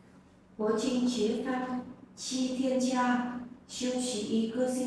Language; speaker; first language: Chinese; non-native, learner; Vietnamese